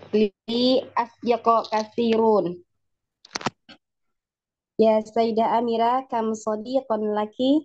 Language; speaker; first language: Arabic; non-native, learner; Indonesian